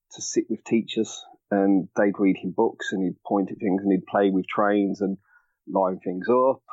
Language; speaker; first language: English; native; English